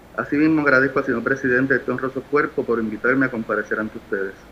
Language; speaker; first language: Spanish; native; Spanish